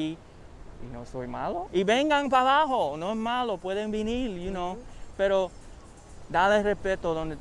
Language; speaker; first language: Spanish; early bilingual, heritage; English